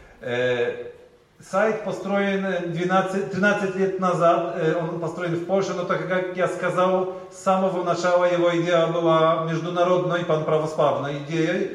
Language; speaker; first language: Russian; non-native, learner; Polish